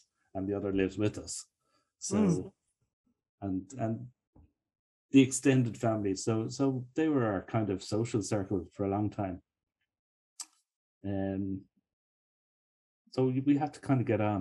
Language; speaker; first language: English; native; English